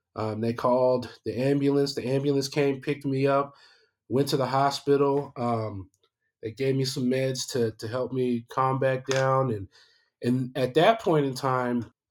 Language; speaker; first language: English; native; English